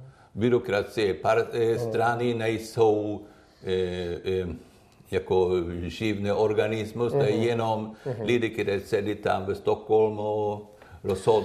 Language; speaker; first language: Czech; non-native, learner; Swedish